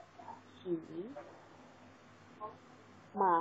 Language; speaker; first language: Chinese; non-native, learner; Thai